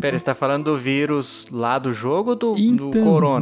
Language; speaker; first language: Portuguese; native; Portuguese